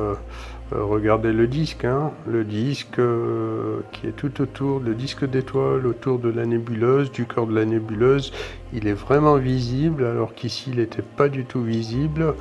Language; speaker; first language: French; native; French